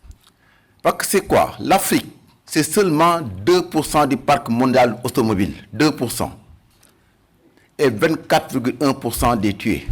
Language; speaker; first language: French; non-native, local second language; Wolof